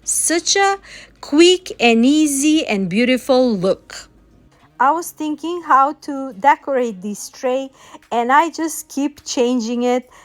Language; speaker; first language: English; non-native, fluent; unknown